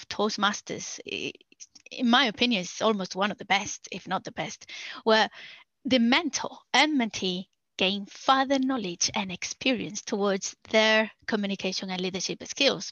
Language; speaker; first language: English; non-native, fluent; Spanish